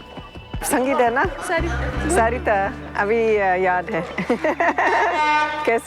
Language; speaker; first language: Hindi; non-native, learner; English